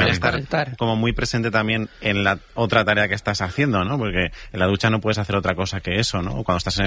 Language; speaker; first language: Spanish; native; Spanish